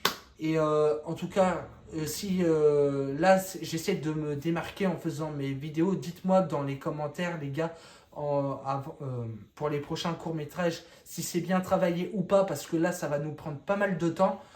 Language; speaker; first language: French; native; French